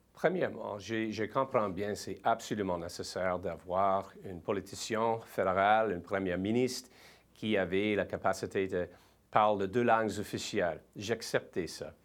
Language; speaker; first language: French; non-native, learner; English